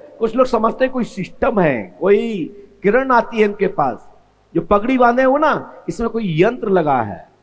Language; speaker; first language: Hindi; native; Hindi